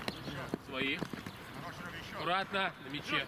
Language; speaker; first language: Russian; native; Russian